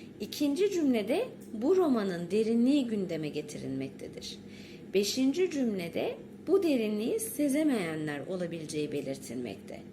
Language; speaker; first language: Turkish; native; Turkish